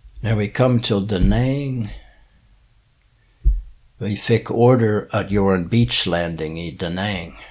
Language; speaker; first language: Swedish; early bilingual, heritage; English